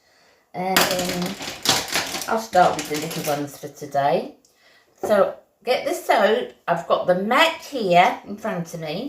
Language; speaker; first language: English; native; English